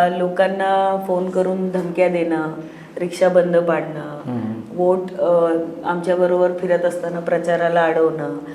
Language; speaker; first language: Marathi; non-native, fluent; Hindi